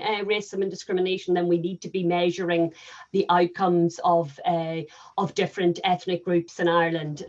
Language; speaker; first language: English; native; English